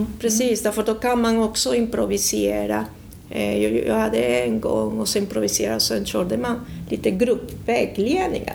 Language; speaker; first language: Swedish; non-native, fluent; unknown